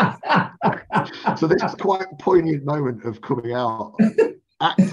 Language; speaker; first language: English; native; English